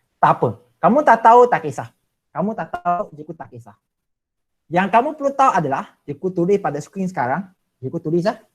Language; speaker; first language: Malay; non-native, local second language; Chinese